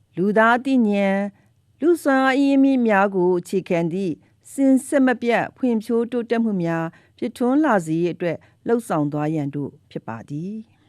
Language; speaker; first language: Burmese; non-native, local second language; S'gaw Karen